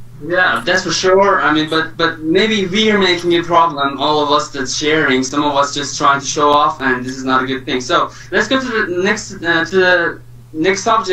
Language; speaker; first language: English; non-native, fluent; Persian